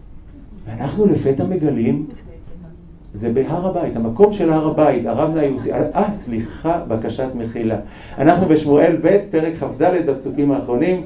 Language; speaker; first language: Hebrew; native; Hebrew